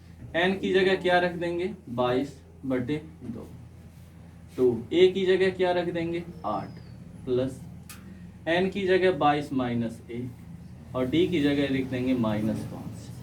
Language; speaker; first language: Hindi; native; Hindi